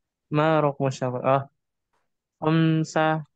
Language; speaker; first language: Arabic; non-native, learner; Indonesian